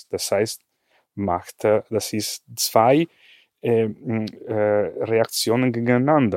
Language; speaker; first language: German; non-native, fluent; Italian